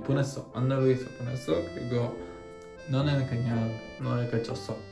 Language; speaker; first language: Korean; non-native, learner; Polish